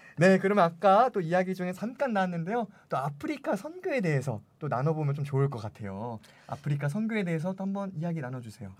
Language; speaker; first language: Korean; native; Korean